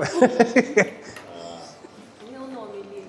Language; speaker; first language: Portuguese; non-native, learner; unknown